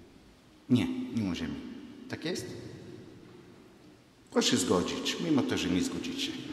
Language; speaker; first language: Polish; non-native, fluent; Hebrew